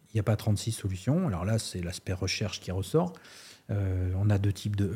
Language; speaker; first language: French; native; French